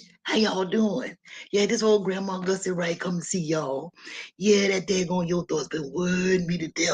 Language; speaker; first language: English; native; English